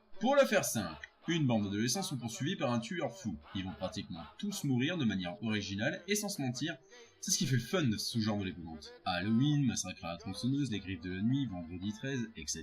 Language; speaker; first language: French; native; French